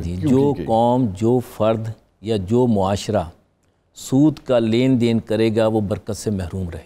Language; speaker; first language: Urdu; native; Urdu